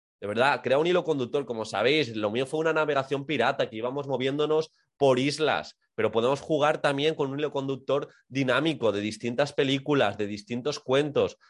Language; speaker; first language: Spanish; native; Spanish